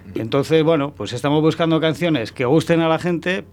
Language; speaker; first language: Spanish; native; Spanish